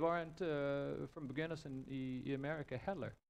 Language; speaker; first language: Swedish; non-native, fluent; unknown